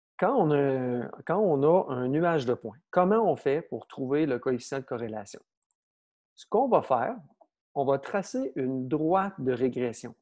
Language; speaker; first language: French; native; French